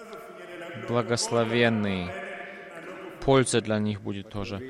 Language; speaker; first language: Russian; non-native, fluent; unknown